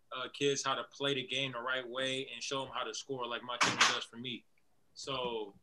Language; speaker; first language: English; native; English